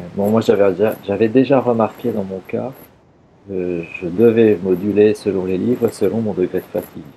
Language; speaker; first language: French; native; French